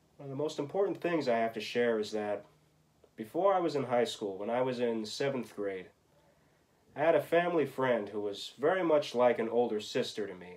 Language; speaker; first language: English; native; English